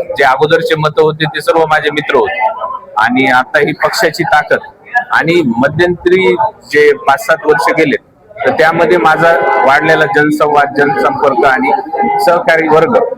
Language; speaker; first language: Marathi; native; Marathi